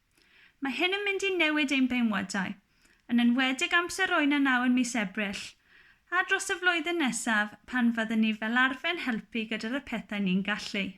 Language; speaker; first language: Welsh; non-native, local second language; English